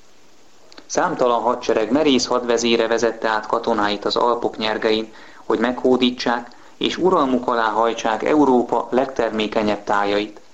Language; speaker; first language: Hungarian; native; Hungarian